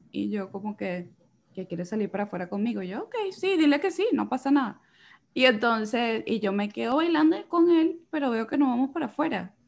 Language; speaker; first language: Spanish; native; Spanish